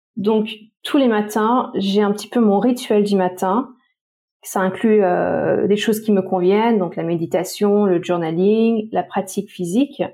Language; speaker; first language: French; native; French